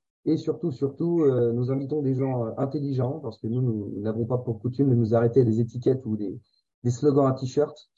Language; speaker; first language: French; native; French